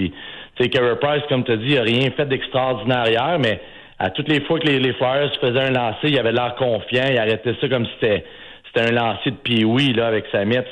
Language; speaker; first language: French; native; French